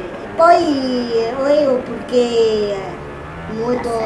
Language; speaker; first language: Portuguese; non-native, learner; Italian